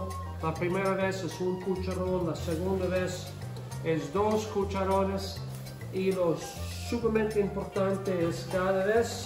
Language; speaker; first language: Spanish; non-native, fluent; English